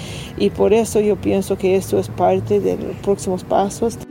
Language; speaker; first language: Spanish; non-native, learner; English